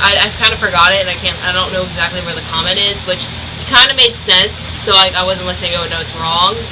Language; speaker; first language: English; native; English